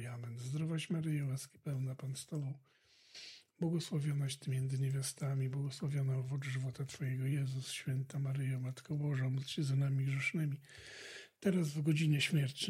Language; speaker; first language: Polish; native; Polish